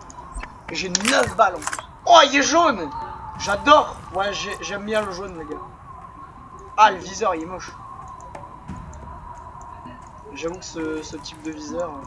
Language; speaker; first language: French; native; French